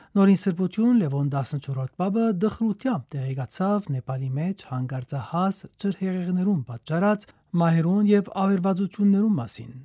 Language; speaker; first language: Armenian; early bilingual, heritage; Armenian